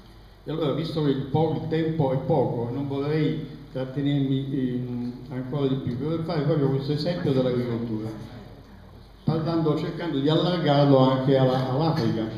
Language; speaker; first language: Italian; native; Italian